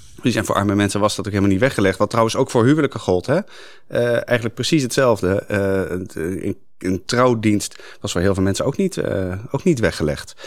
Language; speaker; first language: Dutch; native; Dutch